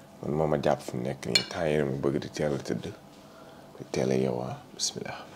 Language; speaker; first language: Wolof; early bilingual, heritage; Wolof